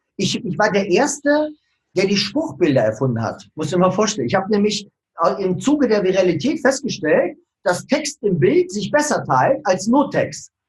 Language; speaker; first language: German; early bilingual, other home language; Russian